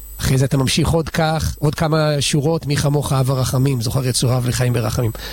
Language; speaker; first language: Hebrew; native; Hebrew